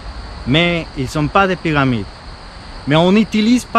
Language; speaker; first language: French; non-native, fluent; Spanish